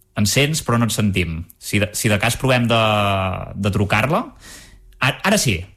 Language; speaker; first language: Catalan; native; Catalan